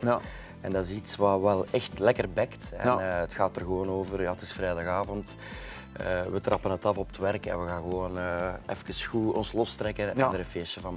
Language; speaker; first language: Dutch; native; Dutch